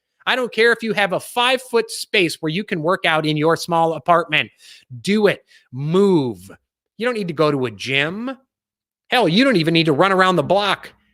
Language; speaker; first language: English; native; English